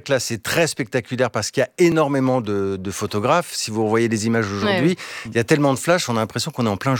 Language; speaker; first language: French; native; French